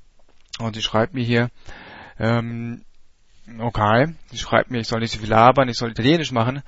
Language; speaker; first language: German; native; German